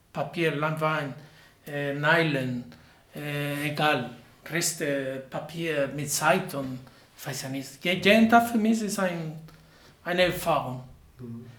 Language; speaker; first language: German; non-native, learner; Spanish